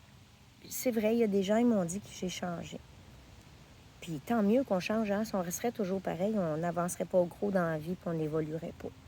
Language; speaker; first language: French; native; French